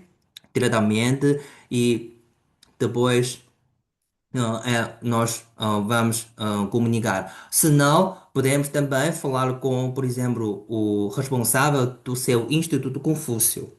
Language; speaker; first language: Portuguese; non-native, fluent; Chinese